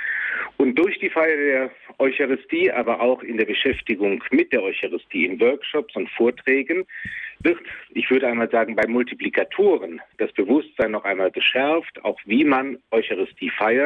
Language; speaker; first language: German; native; German